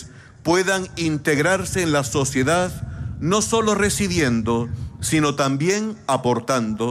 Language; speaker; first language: Spanish; native; Spanish